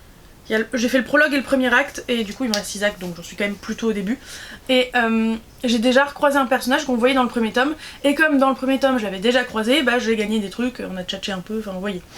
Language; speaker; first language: French; native; French